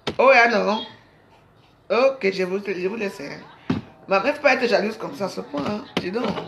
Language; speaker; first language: French; native; French